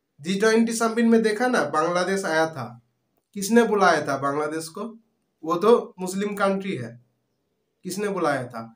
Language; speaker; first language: Hindi; non-native, local second language; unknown